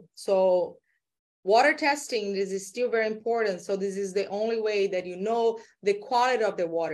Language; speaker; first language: English; non-native, fluent; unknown